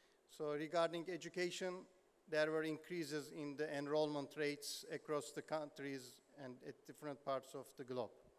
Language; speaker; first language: English; non-native, fluent; Turkish